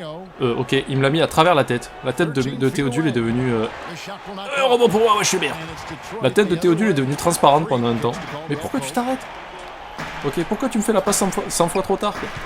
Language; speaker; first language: French; native; French